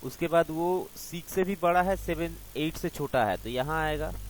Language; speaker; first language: Hindi; non-native, local second language; Bangla